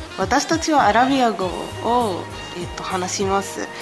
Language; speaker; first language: Japanese; non-native, learner; Arabic